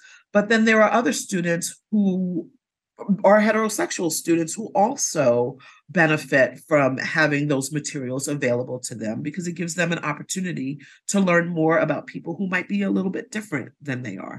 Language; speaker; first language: English; native; English